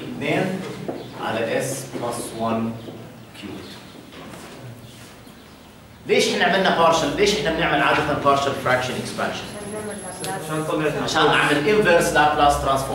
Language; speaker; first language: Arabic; native; Arabic